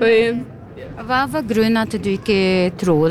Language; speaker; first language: Norwegian; non-native, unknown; Portuguese